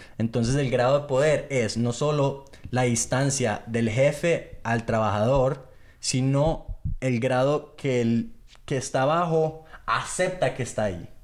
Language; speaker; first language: Spanish; early bilingual, heritage; Spanish